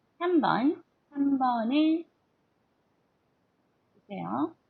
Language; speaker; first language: Korean; non-native, fluent; Portuguese